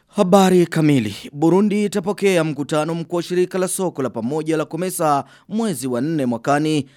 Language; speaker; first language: Swahili; non-native, local second language; Rundi